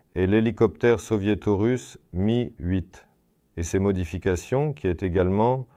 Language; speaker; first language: French; non-native, fluent; Russian